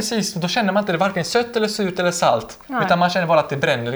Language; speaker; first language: Swedish; native; Swedish